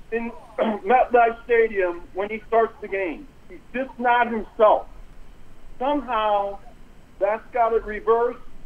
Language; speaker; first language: English; native; English